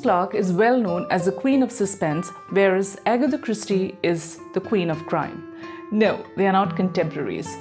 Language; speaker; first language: English; non-native, local second language; Malayalam